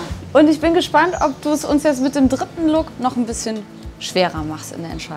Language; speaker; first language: German; native; German